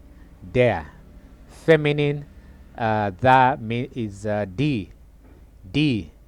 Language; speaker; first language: German; non-native, fluent; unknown